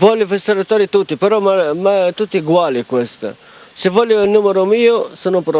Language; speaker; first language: Italian; non-native, learner; Arabic